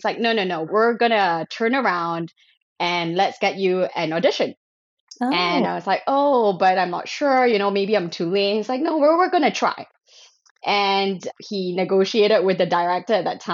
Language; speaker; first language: English; non-native, local second language; Chinese